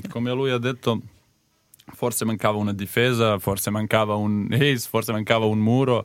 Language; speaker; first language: Italian; non-native, learner; Serbian